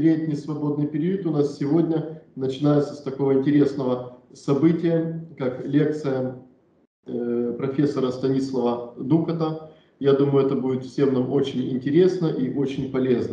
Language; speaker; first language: Russian; native; Russian